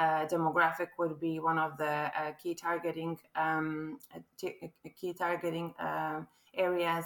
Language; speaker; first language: English; non-native, fluent; Croatian